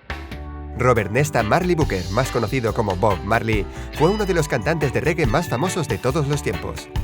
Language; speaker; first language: Spanish; native; Spanish